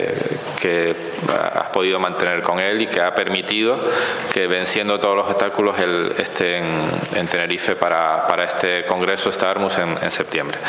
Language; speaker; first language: Spanish; native; Spanish